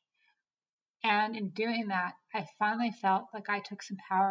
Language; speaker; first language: English; native; English